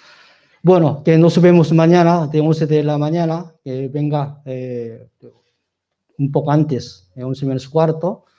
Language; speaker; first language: Spanish; non-native, learner; Korean